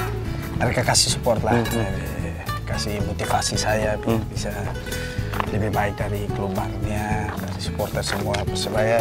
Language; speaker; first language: Indonesian; non-native, learner; Tetum